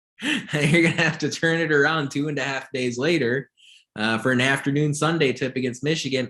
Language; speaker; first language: English; native; English